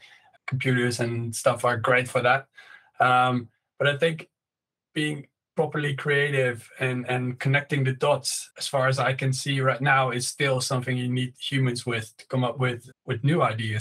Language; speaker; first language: English; non-native, fluent; Dutch